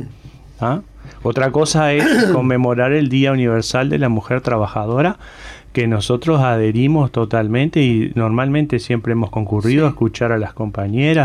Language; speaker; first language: Spanish; native; Spanish